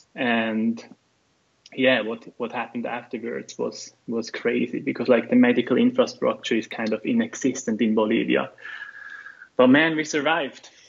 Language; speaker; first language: English; non-native, fluent; German